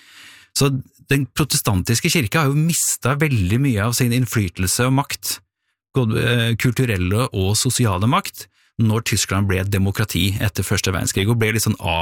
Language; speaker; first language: Norwegian; native; Norwegian